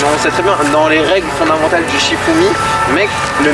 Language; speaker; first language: French; native; French